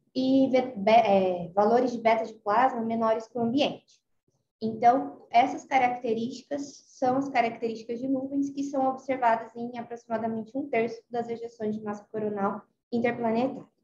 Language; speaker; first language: Portuguese; native; Portuguese